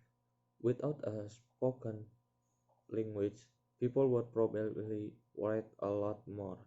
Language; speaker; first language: English; non-native, learner; Indonesian